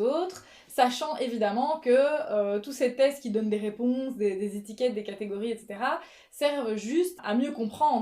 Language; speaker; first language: French; native; French